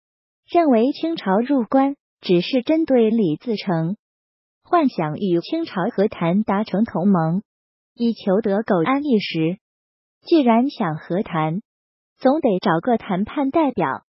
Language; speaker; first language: Chinese; native; Chinese